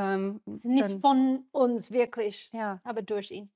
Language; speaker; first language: German; non-native, learner; English